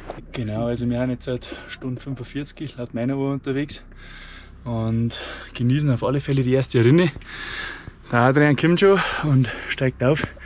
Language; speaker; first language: German; native; German